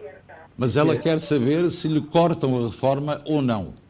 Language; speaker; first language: Portuguese; native; Portuguese